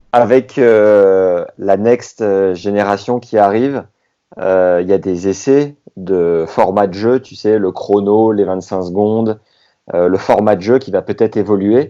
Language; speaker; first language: French; native; French